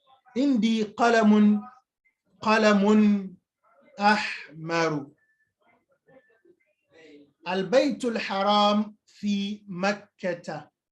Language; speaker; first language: Arabic; non-native, fluent; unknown